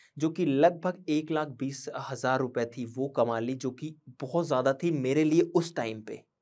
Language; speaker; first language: Hindi; native; Hindi